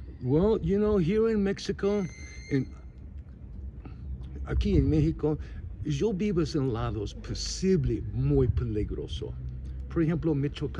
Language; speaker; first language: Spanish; non-native, learner; English